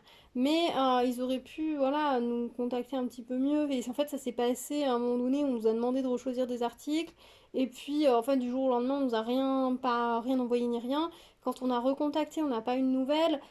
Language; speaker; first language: French; native; French